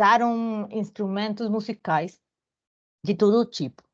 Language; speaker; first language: Portuguese; non-native, learner; Spanish